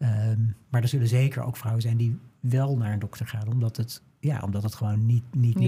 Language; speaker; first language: Dutch; native; Dutch